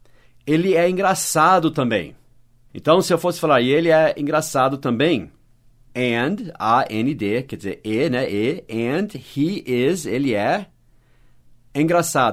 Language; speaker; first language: Portuguese; non-native, fluent; English